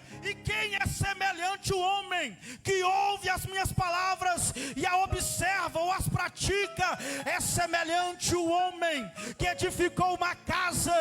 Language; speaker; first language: Portuguese; native; Portuguese